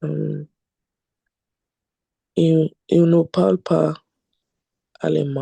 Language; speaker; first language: French; non-native, learner; English